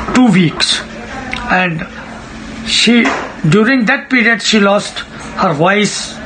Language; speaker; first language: English; non-native, local second language; Hindi